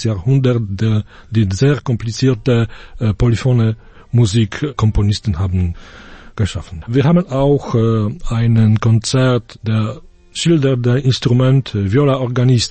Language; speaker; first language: German; non-native, fluent; Polish